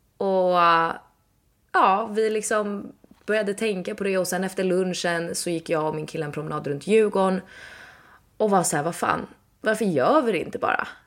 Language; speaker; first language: Swedish; native; Swedish